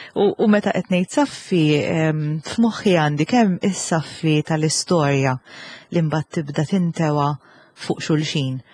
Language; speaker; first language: Maltese; native; Maltese